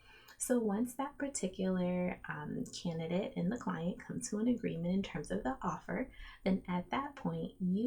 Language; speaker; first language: English; native; English